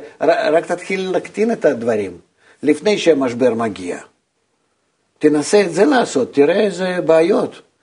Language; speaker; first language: Hebrew; non-native, fluent; Russian